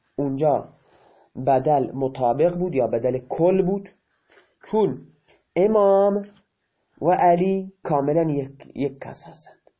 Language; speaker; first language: Persian; non-native, local second language; Baluchi